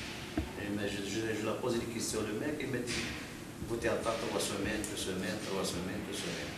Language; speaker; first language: French; non-native, learner; Arabic